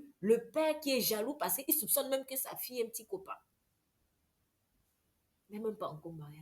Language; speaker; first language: French; native; French